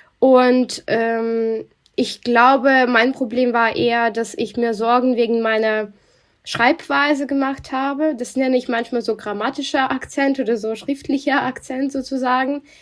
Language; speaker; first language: German; non-native, fluent; Russian